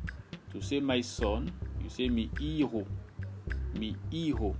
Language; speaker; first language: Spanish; non-native, fluent; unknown